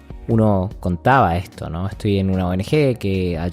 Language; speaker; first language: Spanish; native; Spanish